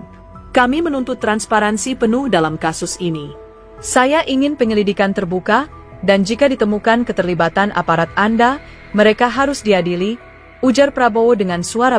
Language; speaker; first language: Indonesian; native; Indonesian